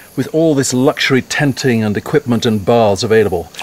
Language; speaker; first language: English; native; English